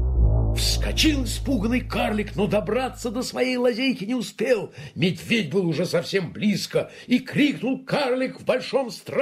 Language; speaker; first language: Russian; native; Russian